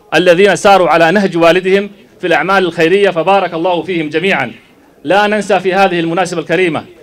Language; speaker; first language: Arabic; non-native, local second language; Somali